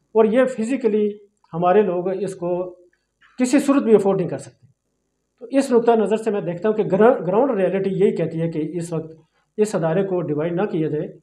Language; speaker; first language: Urdu; non-native, local second language; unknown